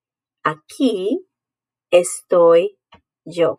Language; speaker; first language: Spanish; non-native, fluent; English